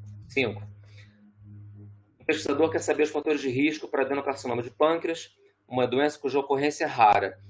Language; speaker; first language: Portuguese; native; Portuguese